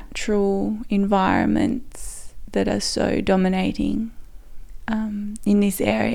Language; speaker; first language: English; native; English